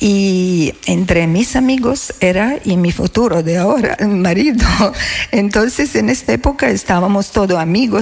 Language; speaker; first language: Spanish; non-native, fluent; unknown